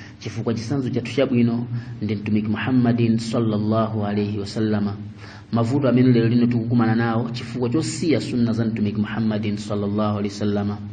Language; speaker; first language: Nyanja; non-native, local second language; Yao